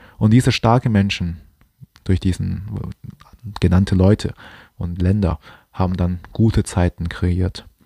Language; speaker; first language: German; non-native, fluent; Chinese